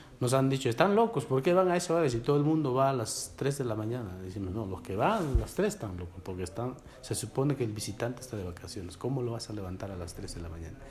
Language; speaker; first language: Spanish; non-native, local second language; Quechua